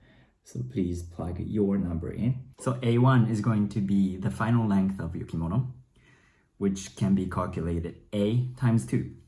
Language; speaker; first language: English; non-native, fluent; Japanese